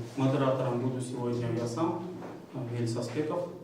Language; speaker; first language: Russian; non-native, local second language; Kyrgyz